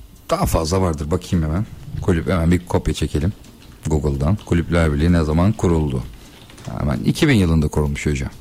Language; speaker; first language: Turkish; native; Turkish